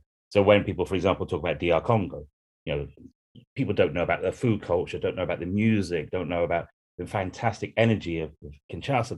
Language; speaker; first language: English; native; English